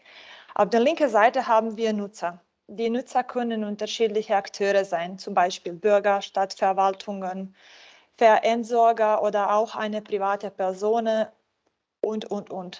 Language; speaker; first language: German; non-native, fluent; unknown